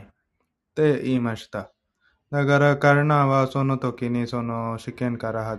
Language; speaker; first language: Japanese; non-native, learner; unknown